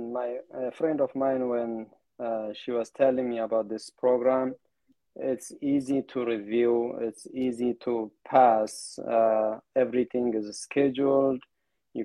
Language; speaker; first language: English; non-native, fluent; Amharic